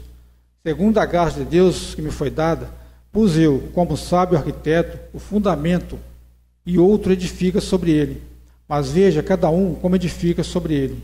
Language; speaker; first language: Portuguese; native; Portuguese